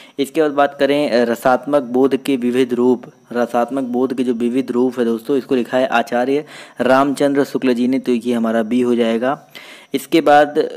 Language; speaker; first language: Hindi; native; Hindi